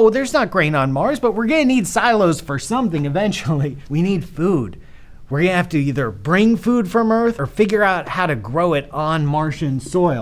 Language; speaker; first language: English; native; English